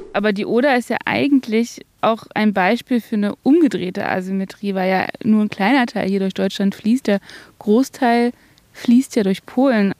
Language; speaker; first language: German; native; German